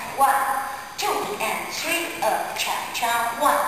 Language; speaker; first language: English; non-native, learner; Chinese